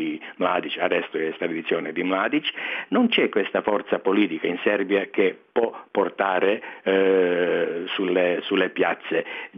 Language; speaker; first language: Italian; non-native, fluent; Serbian